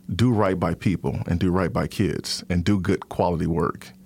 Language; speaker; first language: English; native; English